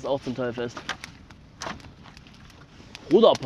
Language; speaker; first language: German; native; German